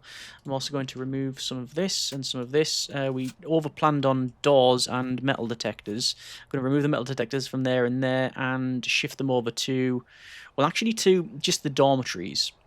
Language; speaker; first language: English; native; English